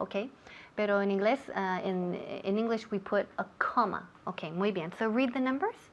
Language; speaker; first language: Spanish; non-native, fluent; English